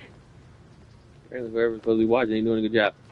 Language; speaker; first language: English; native; English